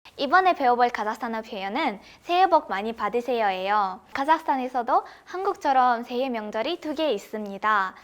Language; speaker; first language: Korean; non-native, fluent; Kazakh